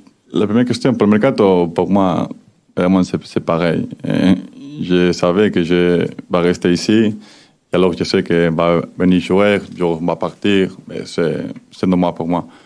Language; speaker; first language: French; non-native, learner; Spanish